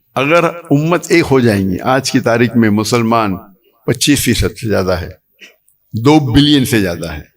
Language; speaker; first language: Urdu; non-native, local second language; Konkani